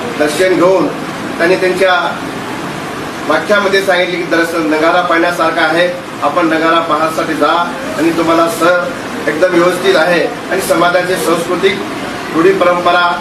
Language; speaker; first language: Marathi; non-native, local second language; Lambadi